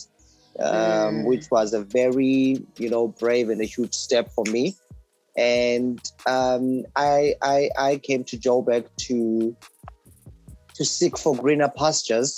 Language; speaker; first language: English; non-native, local second language; Xhosa